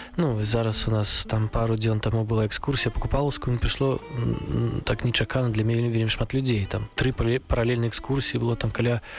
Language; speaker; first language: Belarusian; native; Belarusian